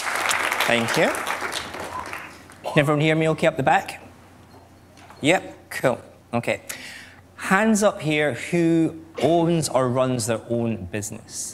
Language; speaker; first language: English; native; English